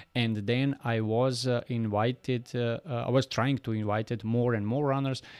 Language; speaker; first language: English; non-native, learner; Bosnian